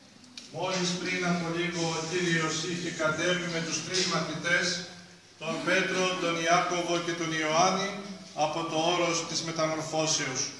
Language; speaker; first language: Greek; native; Greek